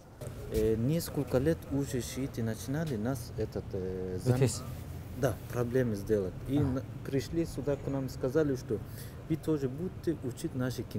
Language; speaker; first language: Russian; early bilingual, heritage; Russian